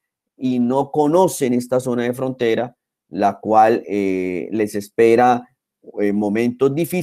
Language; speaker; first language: Spanish; native; Spanish